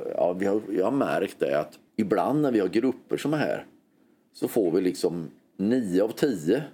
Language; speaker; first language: Swedish; native; Swedish